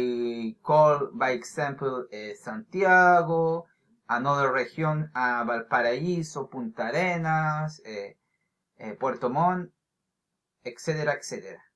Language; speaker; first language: English; non-native, learner; Spanish